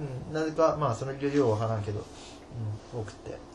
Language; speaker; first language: Japanese; native; Japanese